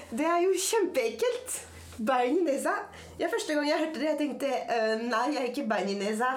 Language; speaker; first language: Norwegian; non-native, fluent; French